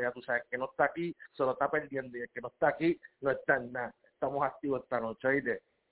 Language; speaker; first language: Spanish; native; Spanish